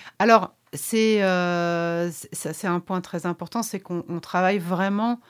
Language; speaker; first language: French; native; French